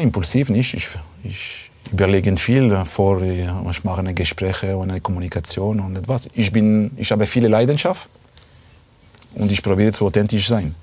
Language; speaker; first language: German; non-native, fluent; Italian